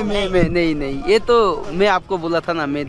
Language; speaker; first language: Hindi; non-native, learner; Bangla